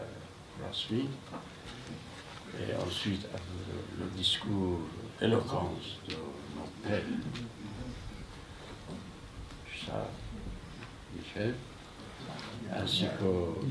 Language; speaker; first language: French; non-native, fluent; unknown